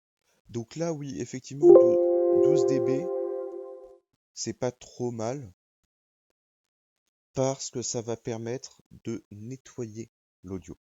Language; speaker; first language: French; native; French